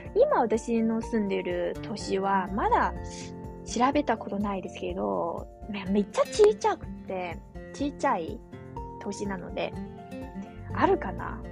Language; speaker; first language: Japanese; non-native, fluent; Chinese